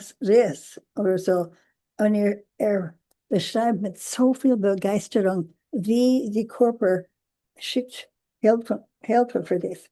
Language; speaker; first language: German; non-native, learner; English